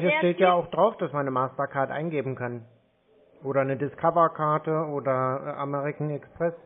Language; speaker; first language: German; native; German